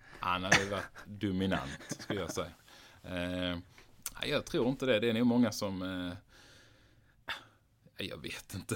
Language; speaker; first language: Swedish; native; Swedish